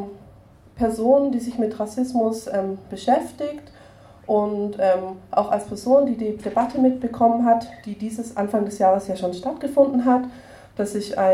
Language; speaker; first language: German; native; German